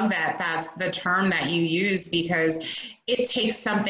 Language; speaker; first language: English; native; English